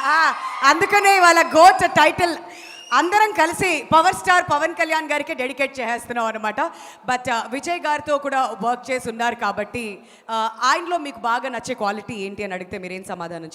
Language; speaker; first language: Telugu; native; Telugu